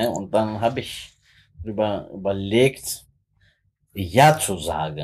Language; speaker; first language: German; non-native, fluent; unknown